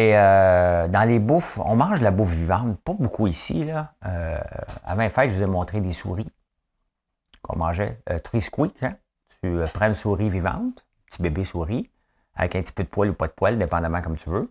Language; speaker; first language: French; native; French